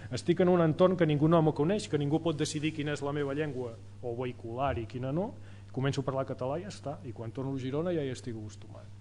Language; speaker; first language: Catalan; native; Catalan